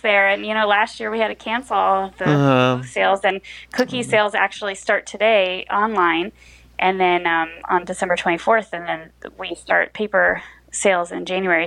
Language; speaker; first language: English; native; English